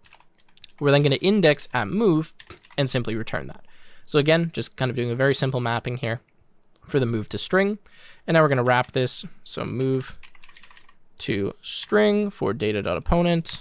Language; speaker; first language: English; native; English